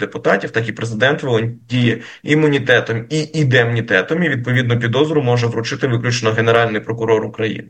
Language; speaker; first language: Ukrainian; native; Ukrainian